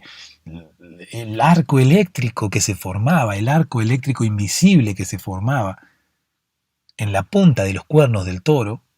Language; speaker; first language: Spanish; native; Spanish